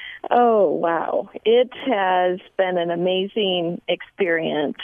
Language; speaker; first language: English; early bilingual, other home language; Spanish